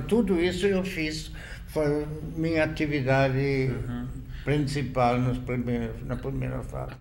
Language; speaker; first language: Portuguese; non-native, fluent; German